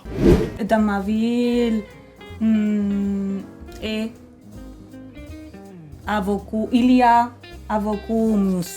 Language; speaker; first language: French; non-native, learner; Spanish